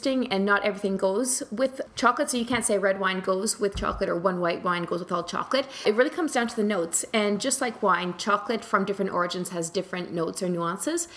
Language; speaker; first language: English; native; English